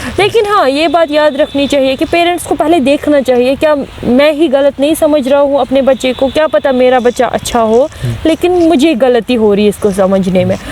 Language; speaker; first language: Urdu; non-native, local second language; Kashmiri